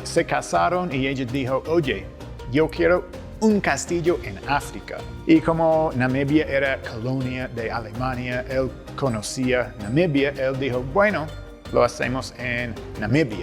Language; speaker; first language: Spanish; non-native, fluent; English